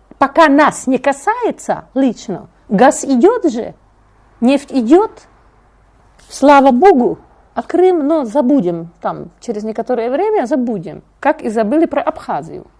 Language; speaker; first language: Russian; non-native, fluent; Czech